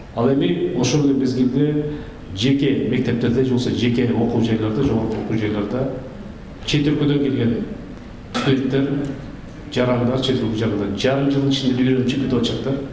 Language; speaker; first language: Kyrgyz; native; Kyrgyz